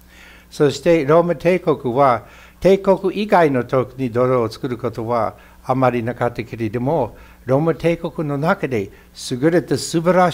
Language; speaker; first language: Japanese; non-native, fluent; English